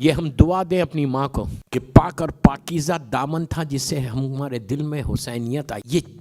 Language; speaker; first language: Urdu; native; Urdu